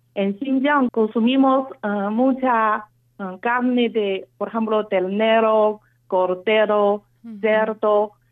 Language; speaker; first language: Spanish; non-native, fluent; Chinese